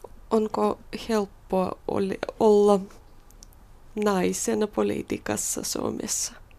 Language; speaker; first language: Finnish; non-native, learner; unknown